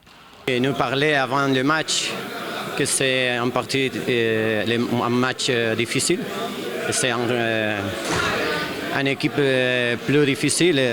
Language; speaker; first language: French; non-native, learner; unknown